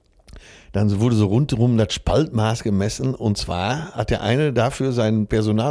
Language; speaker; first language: German; native; German